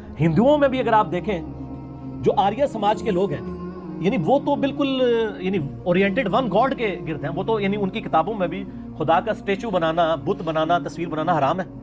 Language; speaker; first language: Urdu; non-native, local second language; Punjabi